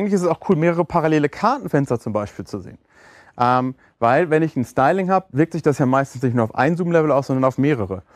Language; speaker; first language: German; native; German